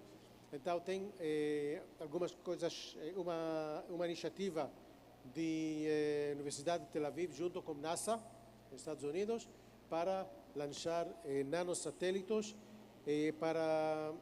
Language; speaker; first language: Portuguese; non-native, fluent; Hebrew